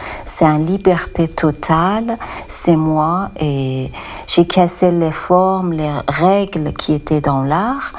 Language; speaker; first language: French; non-native, learner; Persian